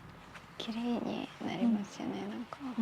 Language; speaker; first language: Japanese; non-native, fluent; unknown